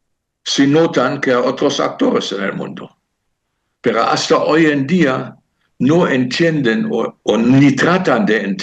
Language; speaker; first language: Spanish; non-native, fluent; German